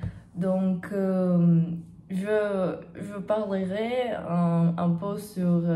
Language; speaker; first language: French; non-native, learner; Portuguese